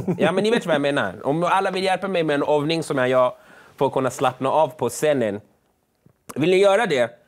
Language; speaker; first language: Swedish; early bilingual, other home language; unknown